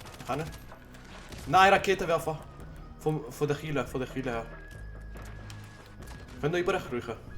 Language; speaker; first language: German; native; German